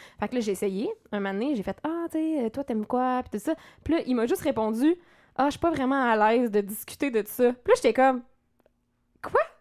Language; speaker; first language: French; native; French